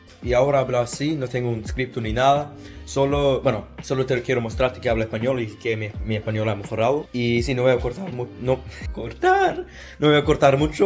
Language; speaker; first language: Spanish; non-native, learner; Swedish